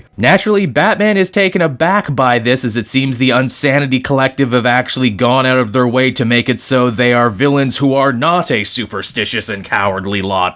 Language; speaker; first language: English; native; English